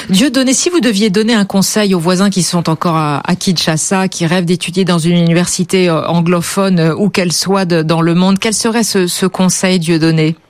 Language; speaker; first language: French; native; French